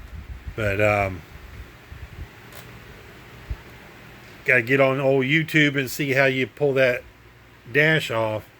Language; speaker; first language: English; native; English